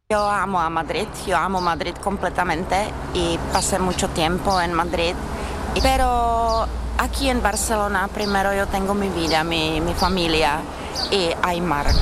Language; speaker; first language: Spanish; non-native, learner; Czech